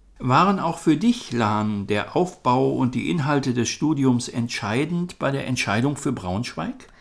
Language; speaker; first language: German; native; German